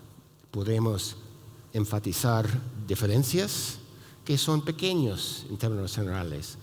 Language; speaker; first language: Spanish; non-native, fluent; English